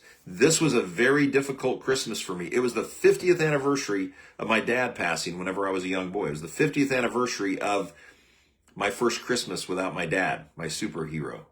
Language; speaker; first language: English; native; English